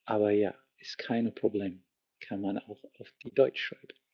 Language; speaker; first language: German; non-native, learner; English